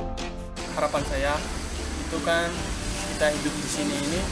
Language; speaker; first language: Indonesian; non-native, learner; Malagasy